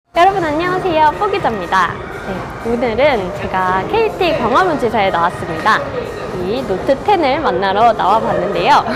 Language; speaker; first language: Korean; native; Korean